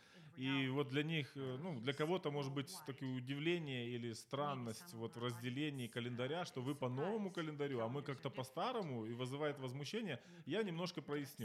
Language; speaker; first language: Russian; native; Russian